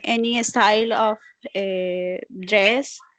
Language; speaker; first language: English; non-native, learner; Spanish